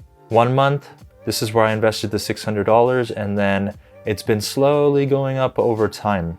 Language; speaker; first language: English; native; English